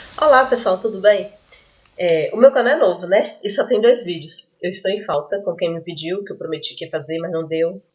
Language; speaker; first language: Portuguese; native; Portuguese